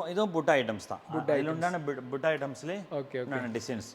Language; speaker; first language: Malayalam; non-native, local second language; Tamil